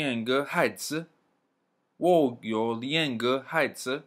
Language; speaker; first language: Chinese; non-native, learner; English